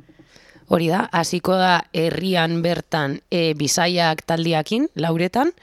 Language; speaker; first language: Basque; native; Basque